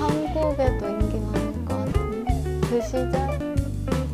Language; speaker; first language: Korean; non-native, fluent; Chinese